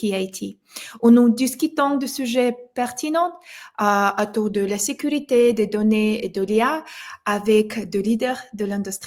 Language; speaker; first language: French; non-native, fluent; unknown